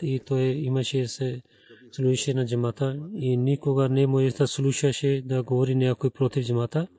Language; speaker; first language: Bulgarian; non-native, learner; Urdu